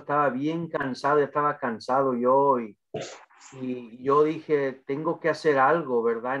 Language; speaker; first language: Spanish; early bilingual, other home language; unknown